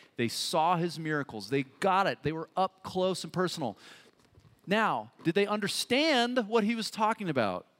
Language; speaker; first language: English; native; English